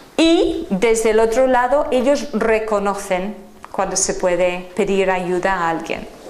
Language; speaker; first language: Spanish; non-native, fluent; English